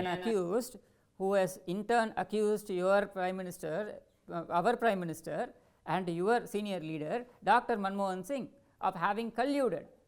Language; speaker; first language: English; non-native, local second language; Tamil